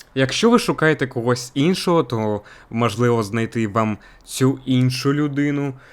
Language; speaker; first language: Ukrainian; non-native, local second language; Russian